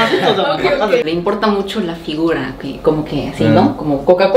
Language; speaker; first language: Spanish; non-native, fluent; Korean